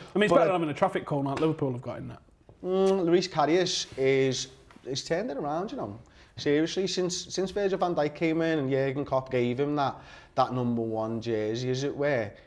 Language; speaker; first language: English; native; English